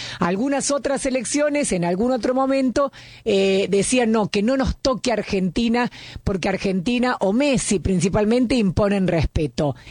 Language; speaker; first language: Spanish; native; Spanish